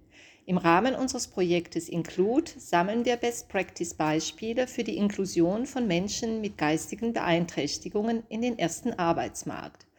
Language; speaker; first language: German; native; German